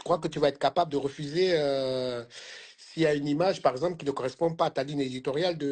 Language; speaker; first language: French; native; French